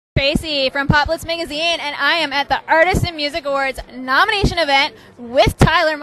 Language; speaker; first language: English; native; English